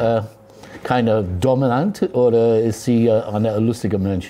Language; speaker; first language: German; non-native, fluent; English